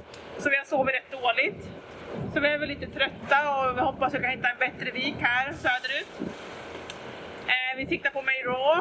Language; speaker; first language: Swedish; native; Swedish